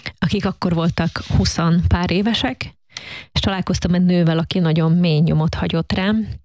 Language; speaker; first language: Hungarian; native; Hungarian